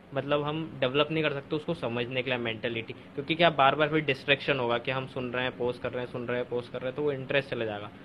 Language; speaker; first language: Hindi; native; Hindi